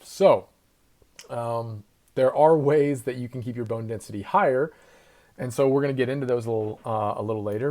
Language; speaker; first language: English; native; English